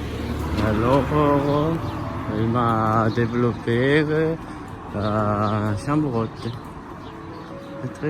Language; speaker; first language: French; non-native, learner; Korean